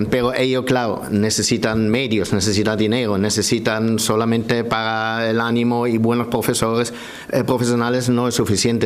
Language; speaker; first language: Spanish; non-native, learner; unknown